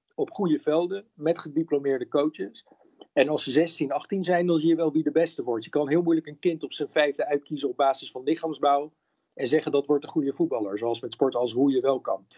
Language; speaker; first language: Dutch; native; Dutch